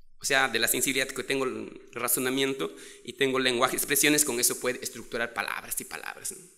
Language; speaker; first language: Spanish; non-native, local second language; Quechua